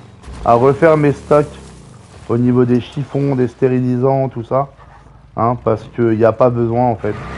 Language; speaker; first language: French; native; French